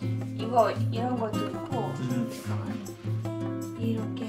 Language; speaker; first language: Korean; non-native, learner; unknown